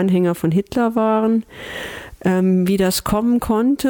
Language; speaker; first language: German; native; German